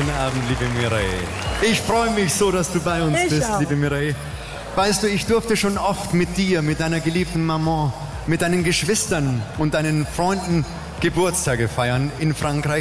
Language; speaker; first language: German; native; German